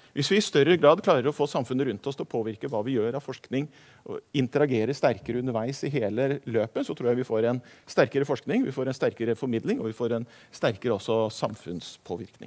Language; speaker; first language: Norwegian; native; Norwegian